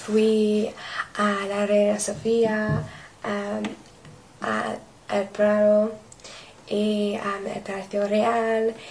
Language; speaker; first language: Spanish; non-native, learner; English